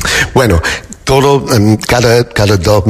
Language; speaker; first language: Spanish; non-native, learner; English